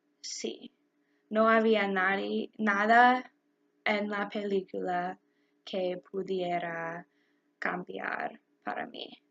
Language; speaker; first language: Spanish; non-native, learner; English